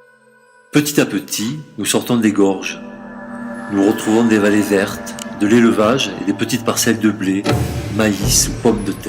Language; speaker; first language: French; native; French